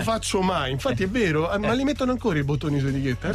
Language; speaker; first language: Italian; native; Italian